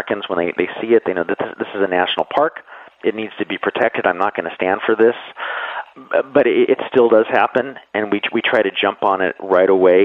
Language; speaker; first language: English; native; English